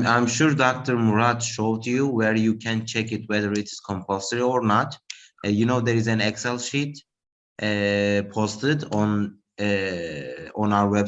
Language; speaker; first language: English; non-native, fluent; Turkish